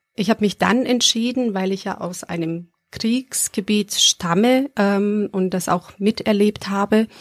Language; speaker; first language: German; early bilingual, other home language; Serbian